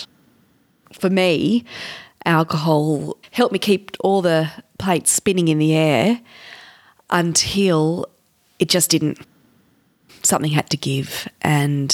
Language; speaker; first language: English; native; English